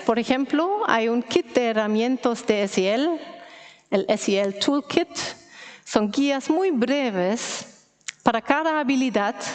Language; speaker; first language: Spanish; non-native, fluent; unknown